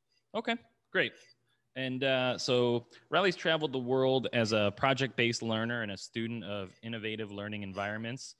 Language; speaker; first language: English; native; English